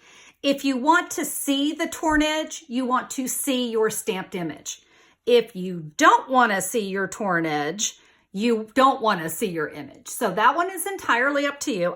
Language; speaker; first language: English; native; English